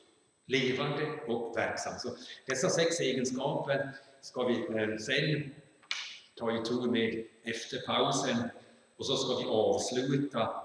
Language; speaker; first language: Swedish; non-native, fluent; German